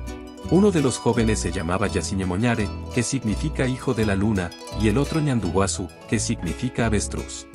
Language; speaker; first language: Spanish; native; Spanish